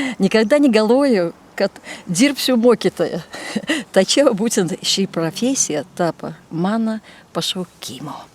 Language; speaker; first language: Lithuanian; non-native, fluent; Russian